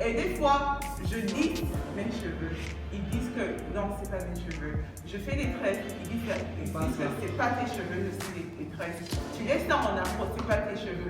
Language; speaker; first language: French; non-native, local second language; Kinyarwanda